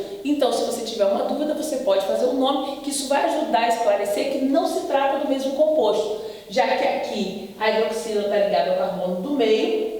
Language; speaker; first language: Portuguese; native; Portuguese